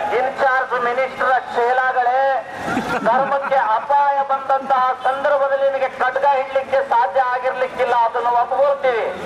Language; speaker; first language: Kannada; native; Kannada